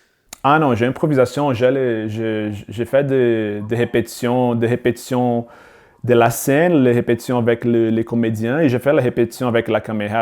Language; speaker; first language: French; non-native, learner; Portuguese